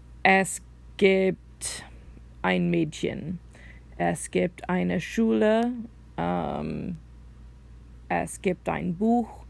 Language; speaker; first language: German; non-native, fluent; English